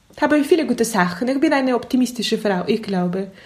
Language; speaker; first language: German; non-native, learner; Russian